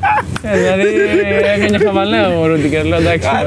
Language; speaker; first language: Greek; native; Greek